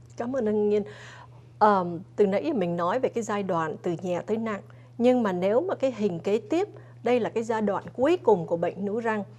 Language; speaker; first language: Vietnamese; early bilingual, other home language; English